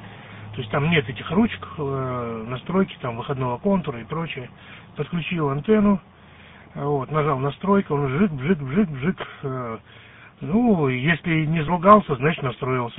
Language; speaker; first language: Russian; native; Russian